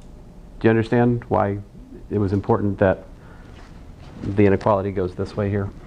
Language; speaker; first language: English; native; English